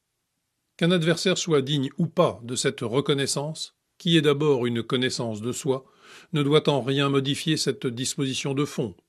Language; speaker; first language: French; native; French